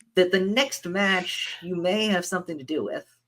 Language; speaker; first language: English; native; English